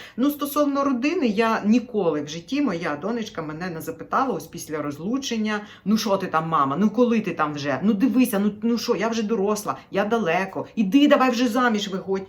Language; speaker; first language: Ukrainian; native; Ukrainian